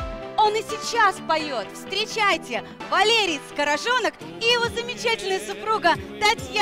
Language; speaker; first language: Russian; native; Russian